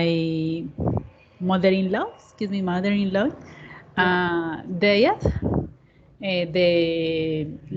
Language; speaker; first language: English; non-native, learner; Spanish